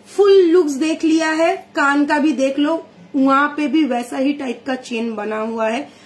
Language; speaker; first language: Hindi; non-native, local second language; Bangla